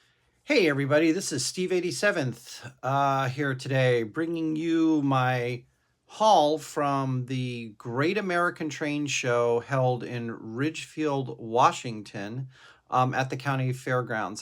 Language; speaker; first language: English; native; English